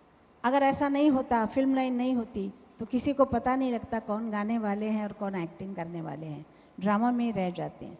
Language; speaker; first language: Hindi; non-native, local second language; Marathi